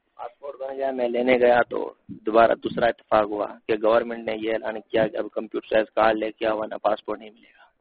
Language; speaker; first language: Urdu; non-native, local second language; Sindhi